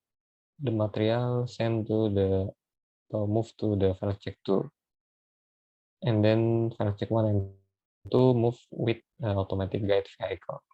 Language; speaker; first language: English; non-native, learner; Indonesian